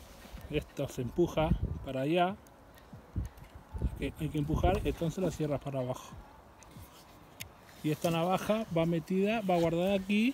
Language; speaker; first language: Spanish; native; Spanish